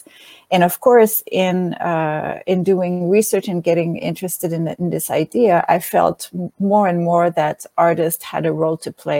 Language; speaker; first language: English; non-native, fluent; French